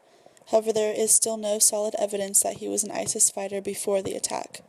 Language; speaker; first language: English; native; English